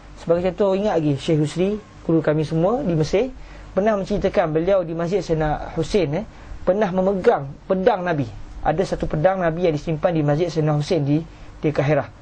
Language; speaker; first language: Malay; native; Malay